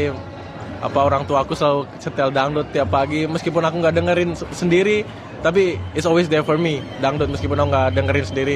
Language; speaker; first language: Indonesian; native; Indonesian